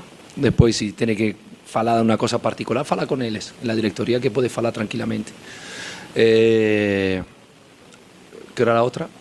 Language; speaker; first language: Portuguese; non-native, fluent; Spanish